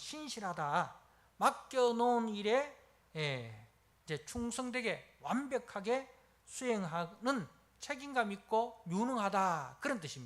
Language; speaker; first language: Korean; native; Korean